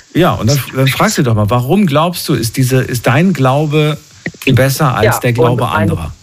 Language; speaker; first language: German; native; German